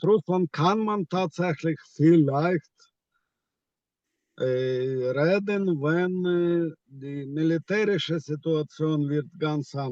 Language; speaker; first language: German; non-native, fluent; Ukrainian